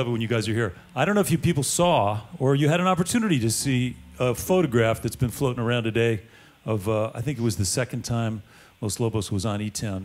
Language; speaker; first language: English; native; English